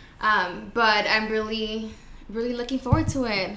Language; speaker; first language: English; early bilingual, other home language; Spanish